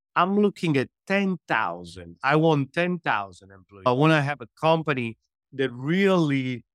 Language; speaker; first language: English; non-native, fluent; Italian